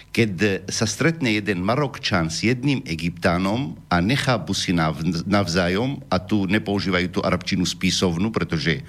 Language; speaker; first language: Slovak; non-native, fluent; Arabic